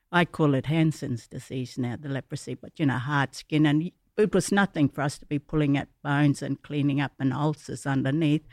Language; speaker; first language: English; native; English